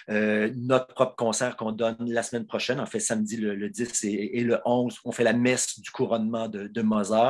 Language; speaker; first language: French; native; French